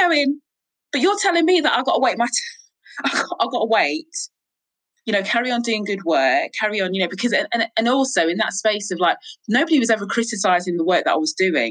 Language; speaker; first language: English; native; English